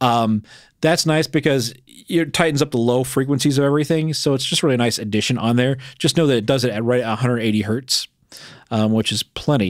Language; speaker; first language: English; native; English